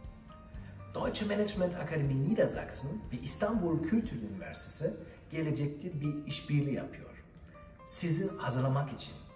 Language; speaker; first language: Turkish; non-native, learner; German